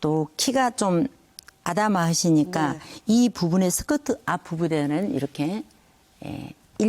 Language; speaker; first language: Korean; native; Korean